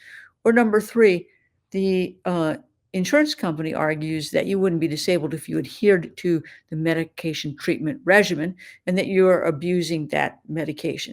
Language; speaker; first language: English; native; English